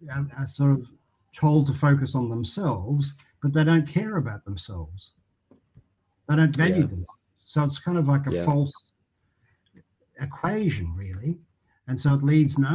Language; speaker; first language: English; native; English